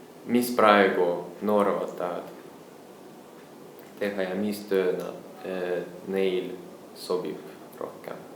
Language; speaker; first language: Estonian; non-native, local second language; Russian